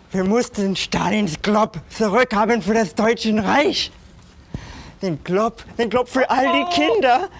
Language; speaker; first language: German; non-native, fluent; English